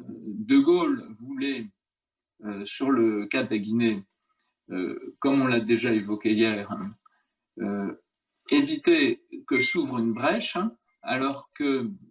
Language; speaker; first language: French; native; French